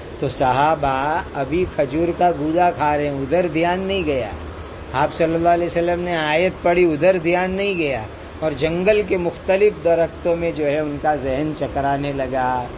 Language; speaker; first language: Urdu; non-native, local second language; Gujarati